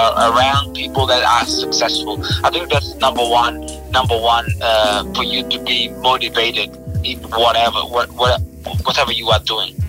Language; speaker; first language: English; non-native, fluent; Portuguese